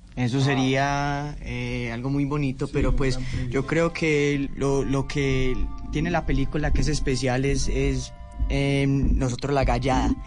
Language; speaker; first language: Spanish; early bilingual, heritage; Spanish